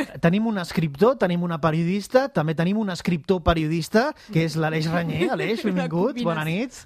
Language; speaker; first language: Catalan; native; Catalan